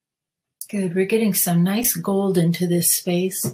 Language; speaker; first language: English; native; English